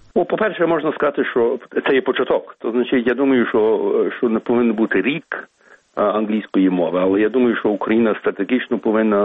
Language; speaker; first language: Ukrainian; early bilingual, heritage; Ukrainian